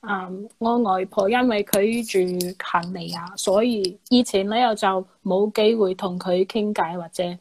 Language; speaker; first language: Chinese; non-native, fluent; English